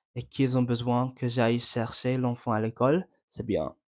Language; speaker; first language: French; non-native, fluent; English